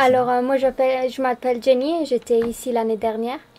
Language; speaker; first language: French; non-native, fluent; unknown